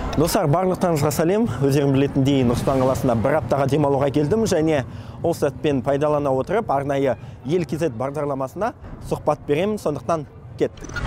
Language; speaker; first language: Kazakh; non-native, local second language; Russian